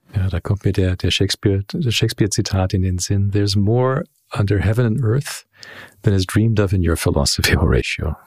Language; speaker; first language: German; early bilingual, heritage; English